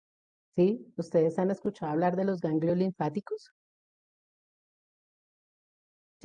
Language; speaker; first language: Spanish; native; Spanish